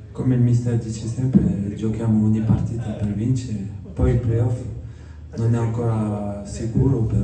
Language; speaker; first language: Italian; non-native, fluent; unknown